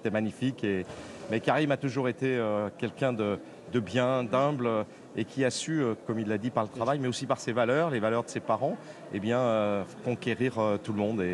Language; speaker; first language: French; native; French